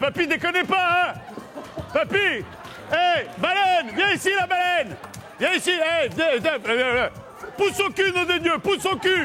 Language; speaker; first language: French; native; French